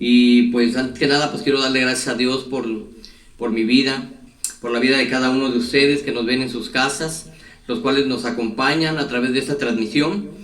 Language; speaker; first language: Spanish; native; Spanish